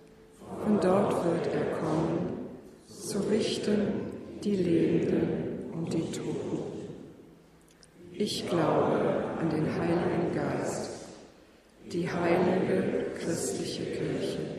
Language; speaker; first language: German; native; German